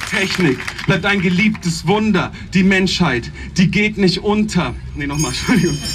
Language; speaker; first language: German; native; German